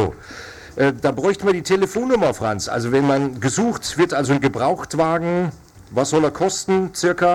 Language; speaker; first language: German; native; German